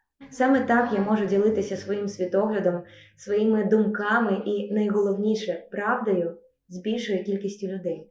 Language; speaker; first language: Ukrainian; non-native, fluent; Russian